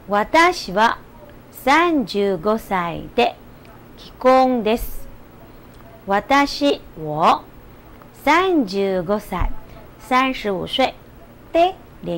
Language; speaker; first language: Japanese; non-native, fluent; Chinese